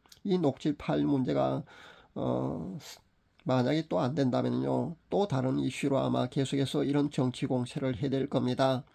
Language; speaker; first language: Korean; native; Korean